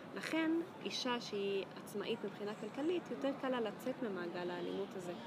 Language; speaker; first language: Hebrew; non-native, local second language; Arabic